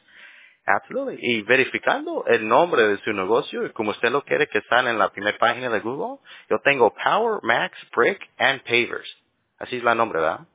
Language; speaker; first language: Spanish; early bilingual, heritage; Spanish